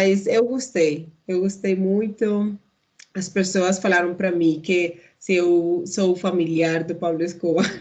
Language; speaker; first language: Portuguese; non-native, learner; Spanish